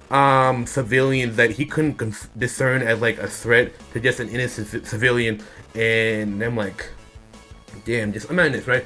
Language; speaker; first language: English; native; English